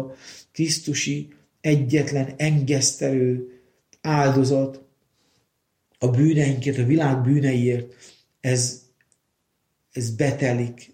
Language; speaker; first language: Hungarian; native; Hungarian